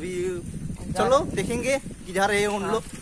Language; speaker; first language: Hindi; non-native, local second language; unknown